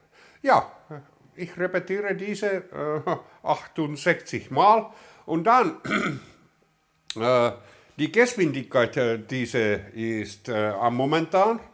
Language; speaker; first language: German; non-native, learner; Finnish